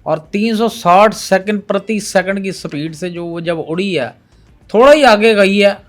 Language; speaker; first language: Urdu; non-native, local second language; Punjabi